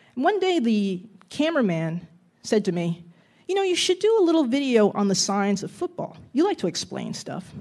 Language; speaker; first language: English; native; English